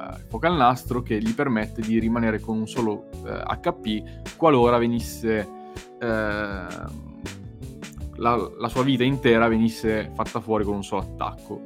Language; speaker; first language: Italian; native; Italian